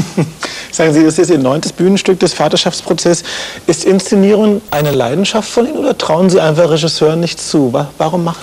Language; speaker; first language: German; native; German